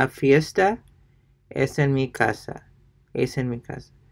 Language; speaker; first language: Spanish; non-native, fluent; English